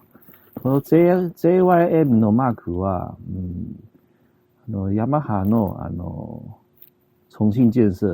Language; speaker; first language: Japanese; non-native, learner; Chinese